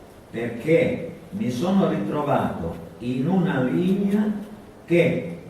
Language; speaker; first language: Italian; native; Italian